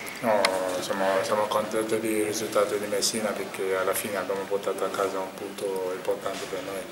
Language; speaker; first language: Italian; non-native, learner; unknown